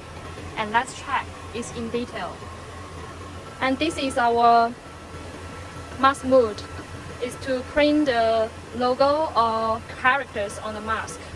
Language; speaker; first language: English; non-native, learner; Chinese